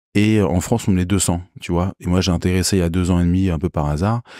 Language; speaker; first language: French; native; French